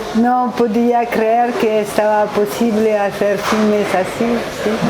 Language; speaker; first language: Spanish; non-native, learner; French